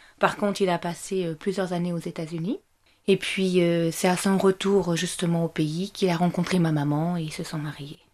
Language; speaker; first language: French; non-native, local second language; Arabic